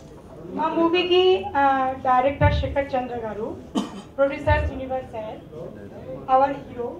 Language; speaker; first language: Telugu; non-native, learner; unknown